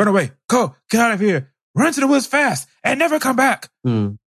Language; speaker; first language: English; native; English